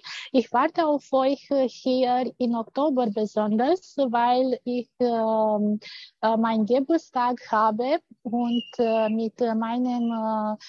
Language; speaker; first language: German; non-native, fluent; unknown